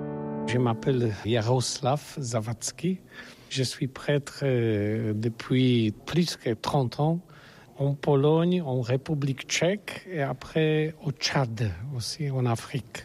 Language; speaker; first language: French; non-native, learner; Polish